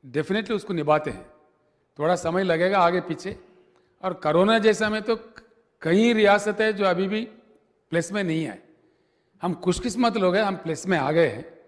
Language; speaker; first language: Hindi; non-native, local second language; Telugu